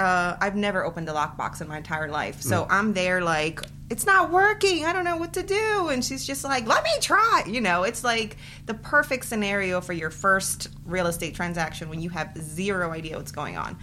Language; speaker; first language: English; early bilingual, other home language; Spanish